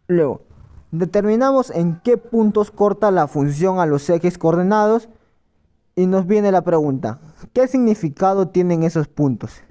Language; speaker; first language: Spanish; native; Spanish